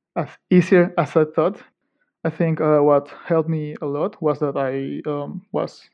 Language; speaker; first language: English; non-native, fluent; Spanish